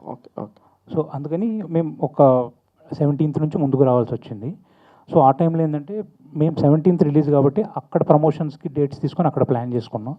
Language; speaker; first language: Telugu; native; Telugu